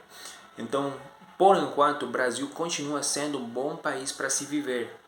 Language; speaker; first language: Portuguese; non-native, fluent; Spanish